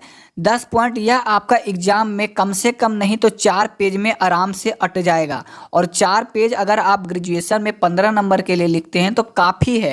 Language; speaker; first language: Hindi; native; Hindi